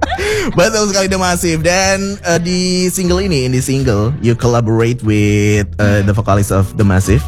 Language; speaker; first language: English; non-native, local second language; Indonesian